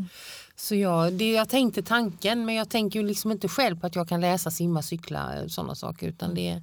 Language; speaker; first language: Swedish; native; Swedish